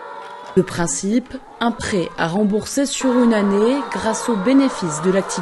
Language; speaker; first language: French; native; French